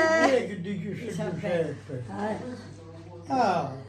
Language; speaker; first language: Italian; native; Italian